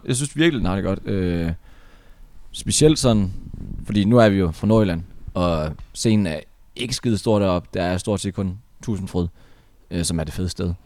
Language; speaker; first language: Danish; native; Danish